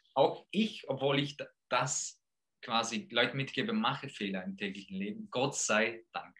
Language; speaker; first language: German; early bilingual, other home language; Polish